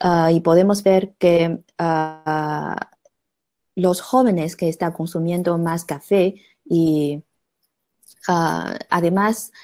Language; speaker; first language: Spanish; non-native, fluent; Chinese